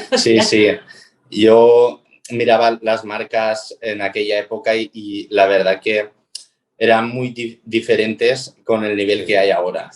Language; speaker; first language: Spanish; early bilingual, other home language; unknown